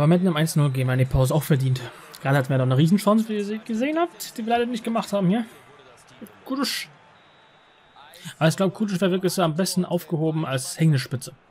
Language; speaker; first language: German; native; German